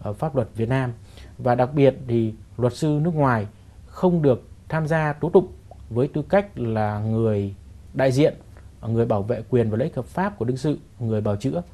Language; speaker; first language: Vietnamese; native; Vietnamese